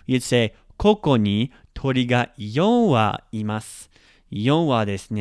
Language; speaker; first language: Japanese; non-native, learner; English